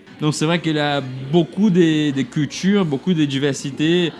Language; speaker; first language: French; non-native, fluent; Portuguese